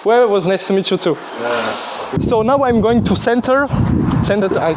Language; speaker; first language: English; non-native, learner; French